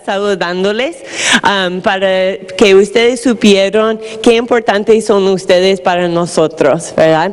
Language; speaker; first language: Spanish; non-native, fluent; English